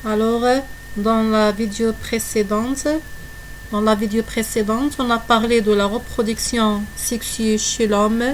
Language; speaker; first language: French; non-native, local second language; Arabic